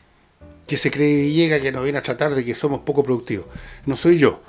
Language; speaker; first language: Spanish; native; Spanish